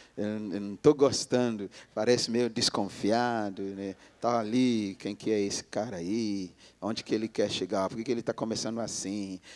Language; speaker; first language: Portuguese; non-native, fluent; English